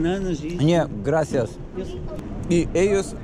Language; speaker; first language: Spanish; non-native, learner; Russian